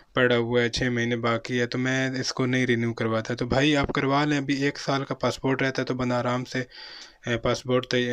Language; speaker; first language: Urdu; non-native, local second language; Punjabi